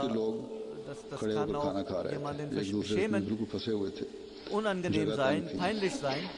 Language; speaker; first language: German; non-native, fluent; Urdu